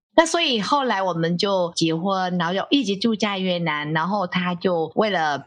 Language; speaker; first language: Chinese; non-native, fluent; Vietnamese